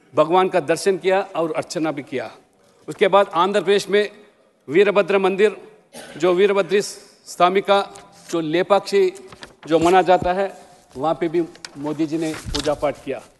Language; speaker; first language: Hindi; non-native, local second language; Telugu